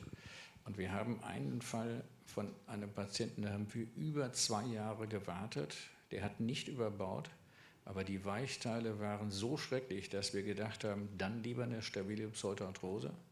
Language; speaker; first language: German; native; German